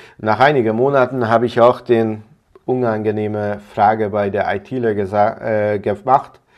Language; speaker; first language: German; non-native, fluent; Hungarian